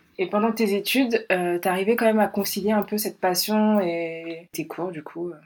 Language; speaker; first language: French; native; French